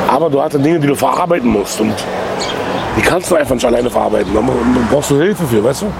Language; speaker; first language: German; early bilingual, other home language; Arabic